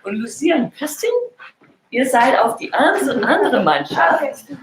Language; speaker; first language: German; non-native, fluent; English